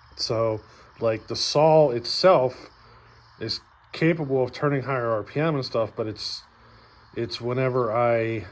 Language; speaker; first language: English; native; English